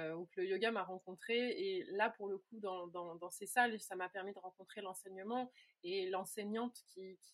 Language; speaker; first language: French; native; French